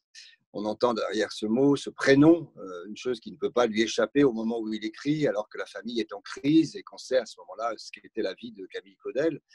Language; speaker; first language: French; native; French